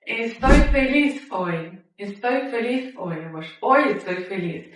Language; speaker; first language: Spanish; non-native, fluent; Ukrainian